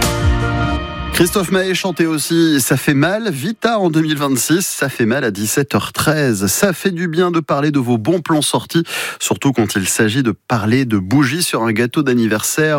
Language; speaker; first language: French; native; French